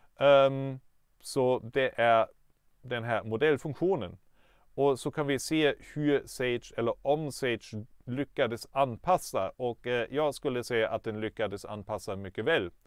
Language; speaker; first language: Swedish; non-native, fluent; German